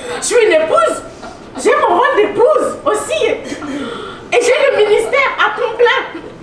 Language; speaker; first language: French; native; French